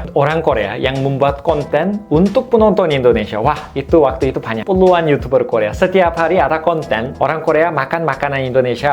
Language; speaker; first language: Indonesian; non-native, fluent; Korean